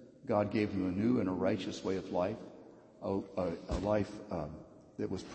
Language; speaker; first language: English; native; English